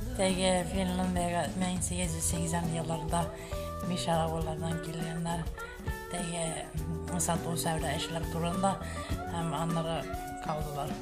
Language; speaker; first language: Tatar; early bilingual, heritage; Tatar